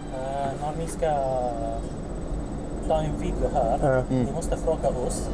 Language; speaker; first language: Swedish; non-native, learner; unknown